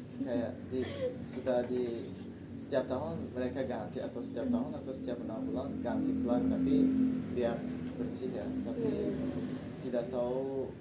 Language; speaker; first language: Indonesian; non-native, learner; Tajik